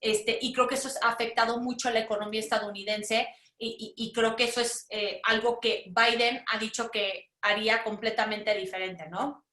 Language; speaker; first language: Spanish; native; Spanish